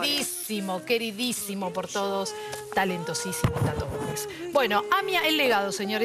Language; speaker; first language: Spanish; native; Spanish